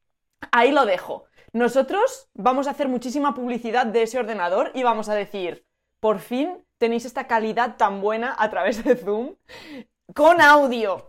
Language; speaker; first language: Spanish; native; Spanish